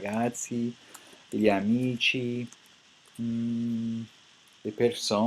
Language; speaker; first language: Italian; non-native, fluent; English